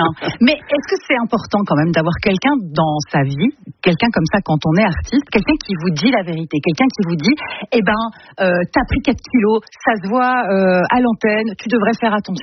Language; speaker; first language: French; native; French